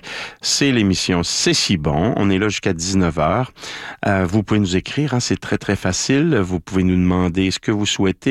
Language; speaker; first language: French; native; French